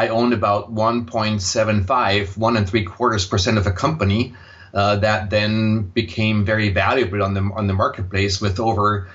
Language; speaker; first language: English; non-native, fluent; German